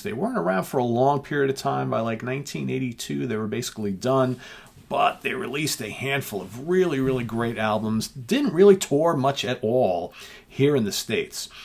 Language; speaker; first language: English; native; English